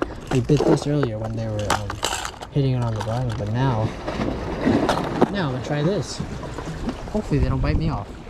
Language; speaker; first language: English; early bilingual, other home language; Korean